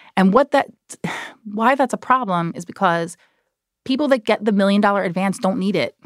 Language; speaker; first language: English; native; English